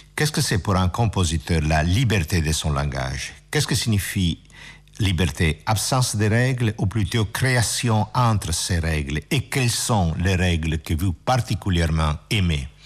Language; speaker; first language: French; non-native, fluent; Italian